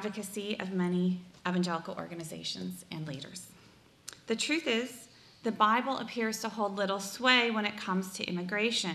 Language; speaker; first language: English; native; English